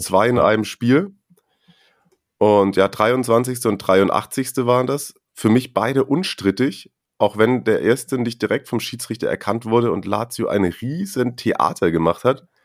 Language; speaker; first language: German; native; German